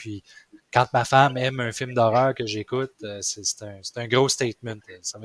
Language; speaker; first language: French; native; French